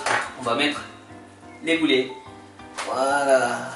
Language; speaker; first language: French; non-native, learner; Malay